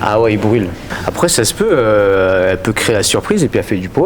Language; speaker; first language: French; native; French